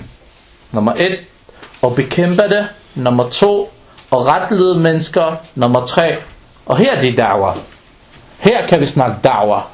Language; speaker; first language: Danish; non-native, local second language; Arabic